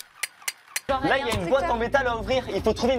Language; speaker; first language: French; native; French